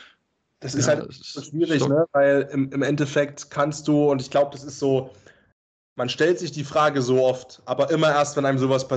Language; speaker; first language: German; native; German